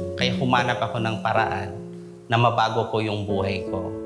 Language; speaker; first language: Filipino; native; Filipino